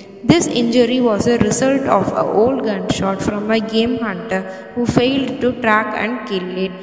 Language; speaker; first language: English; non-native, local second language; Tamil